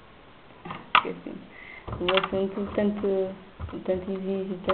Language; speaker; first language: Portuguese; non-native, local second language; Kabuverdianu